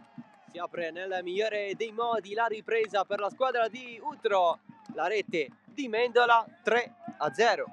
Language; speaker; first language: Italian; native; Italian